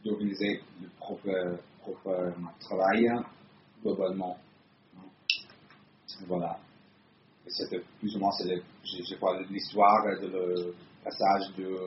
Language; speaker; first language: French; non-native, fluent; Italian